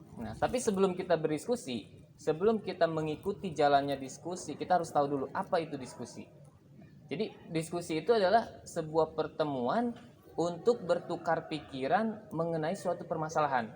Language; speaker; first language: Indonesian; native; Indonesian